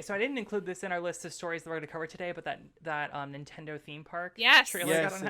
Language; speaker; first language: English; native; English